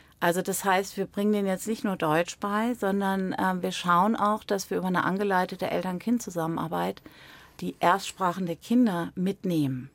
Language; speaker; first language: German; native; German